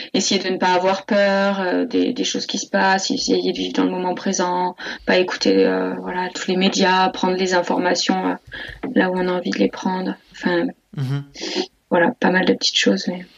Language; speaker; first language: French; native; French